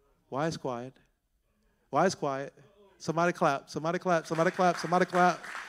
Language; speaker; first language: English; native; English